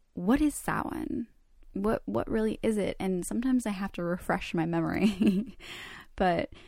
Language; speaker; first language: English; early bilingual, other home language; Croatian